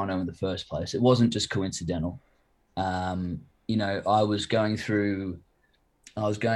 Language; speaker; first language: English; native; English